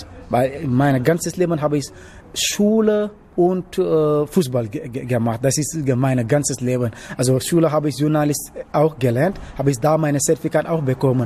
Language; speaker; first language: German; non-native, learner; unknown